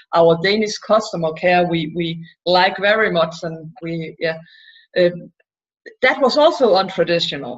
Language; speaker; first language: English; non-native, fluent; Danish